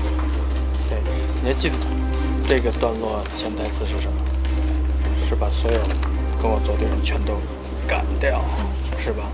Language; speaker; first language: Chinese; native; Chinese